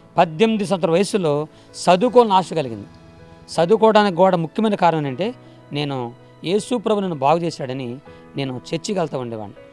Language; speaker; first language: Telugu; non-native, local second language; Koya